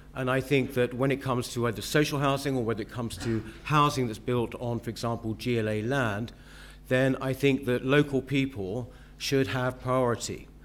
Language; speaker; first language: English; native; English